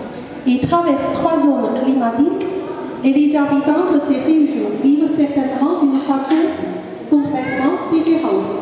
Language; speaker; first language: French; non-native, fluent; Chinese